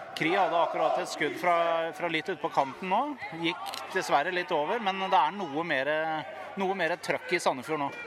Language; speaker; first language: Norwegian; native; Norwegian